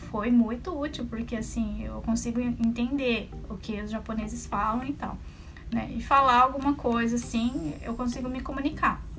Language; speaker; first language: Portuguese; non-native, local second language; Japanese